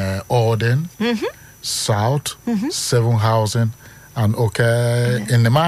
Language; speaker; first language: Dutch; non-native, learner; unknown